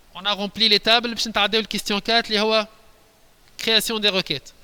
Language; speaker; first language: French; non-native, local second language; Arabic